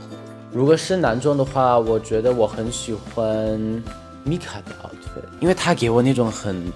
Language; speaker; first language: Chinese; non-native, fluent; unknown